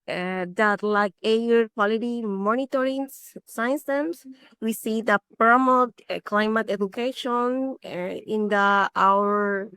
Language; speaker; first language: English; non-native, learner; Spanish